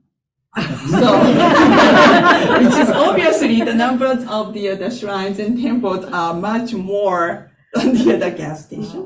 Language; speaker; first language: English; non-native, fluent; Japanese